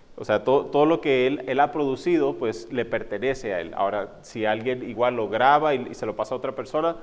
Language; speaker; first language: Spanish; non-native, fluent; English